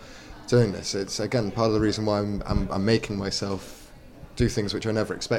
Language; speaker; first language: English; native; English